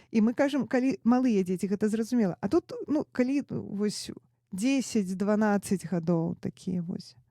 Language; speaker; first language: Belarusian; native; Belarusian